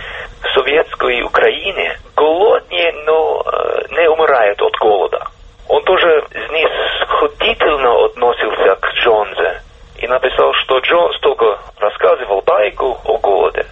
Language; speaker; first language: Russian; non-native, fluent; English